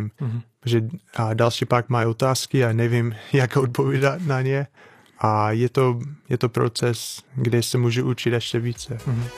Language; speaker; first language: Czech; non-native, fluent; English